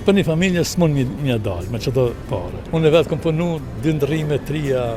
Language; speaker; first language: Albanian; native; Albanian